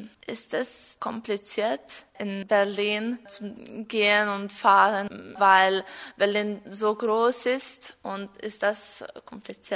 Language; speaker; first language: German; non-native, learner; Serbian